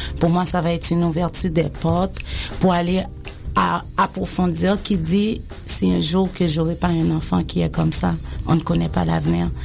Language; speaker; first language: French; non-native, local second language; Haitian Creole